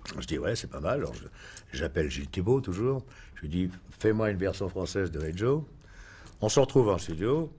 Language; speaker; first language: French; native; French